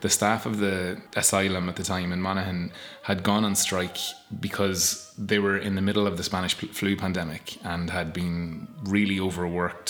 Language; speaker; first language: English; native; English